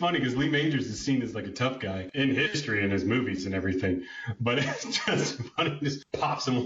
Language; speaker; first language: English; native; English